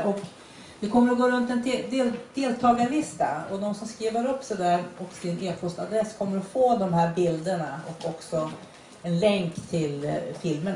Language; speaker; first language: Swedish; native; Swedish